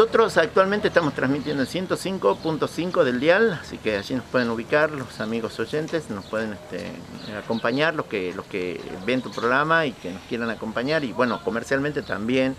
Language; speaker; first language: Spanish; native; Spanish